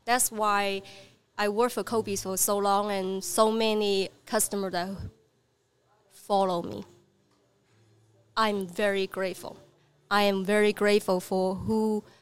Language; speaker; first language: English; non-native, learner; Chinese